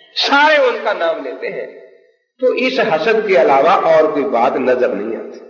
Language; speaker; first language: Urdu; non-native, local second language; Punjabi